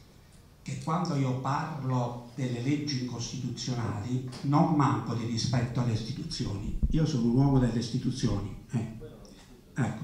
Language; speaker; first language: Italian; native; Italian